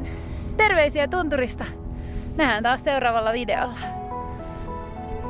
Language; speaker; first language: Finnish; native; Finnish